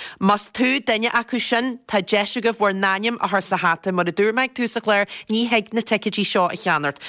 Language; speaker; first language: Irish; native; Irish